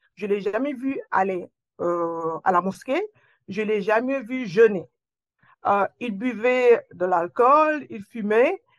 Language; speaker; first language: French; non-native, local second language; Wolof